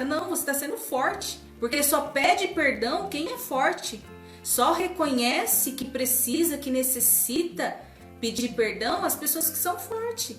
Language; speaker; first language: Portuguese; native; Portuguese